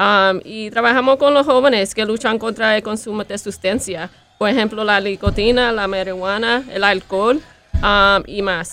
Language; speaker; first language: Spanish; early bilingual, heritage; Spanish